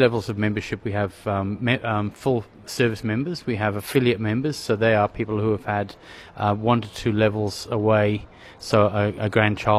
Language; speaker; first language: English; native; English